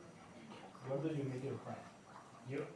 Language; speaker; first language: English; non-native, learner; Spanish